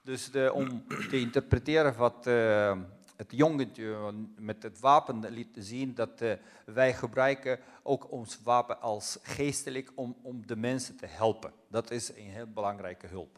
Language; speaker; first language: Dutch; non-native, fluent; Russian